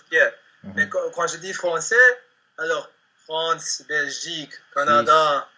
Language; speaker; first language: French; non-native, learner; Spanish